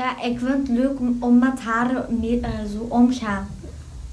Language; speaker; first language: Dutch; early bilingual, other home language; Turkish